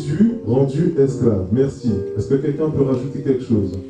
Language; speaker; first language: French; native; French